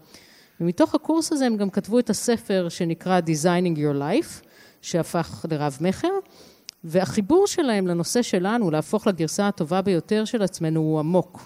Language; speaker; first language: Hebrew; native; Hebrew